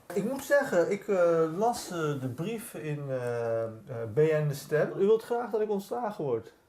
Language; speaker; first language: Dutch; early bilingual, other home language; Turkish